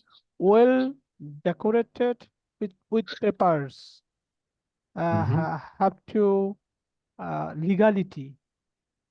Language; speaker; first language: English; non-native, learner; Bangla